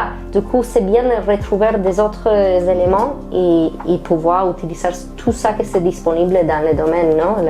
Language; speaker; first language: French; non-native, fluent; Spanish